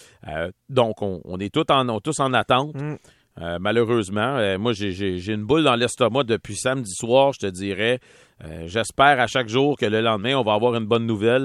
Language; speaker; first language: French; native; French